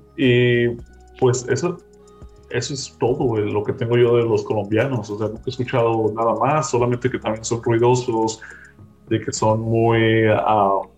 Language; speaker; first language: Spanish; native; Spanish